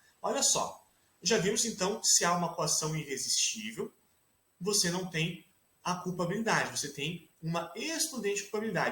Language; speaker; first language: Portuguese; native; Portuguese